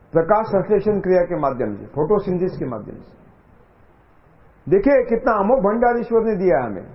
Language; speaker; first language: Hindi; non-native, local second language; Marathi